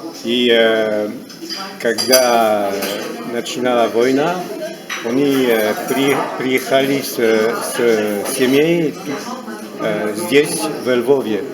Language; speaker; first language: Russian; non-native, learner; French